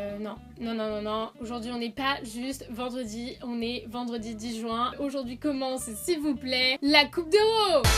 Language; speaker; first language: French; early bilingual, other home language; Portuguese